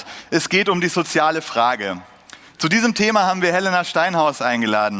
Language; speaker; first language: German; native; German